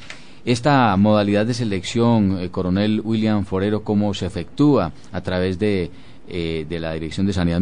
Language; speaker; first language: Spanish; native; Spanish